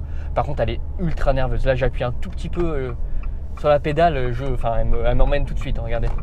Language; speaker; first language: French; native; French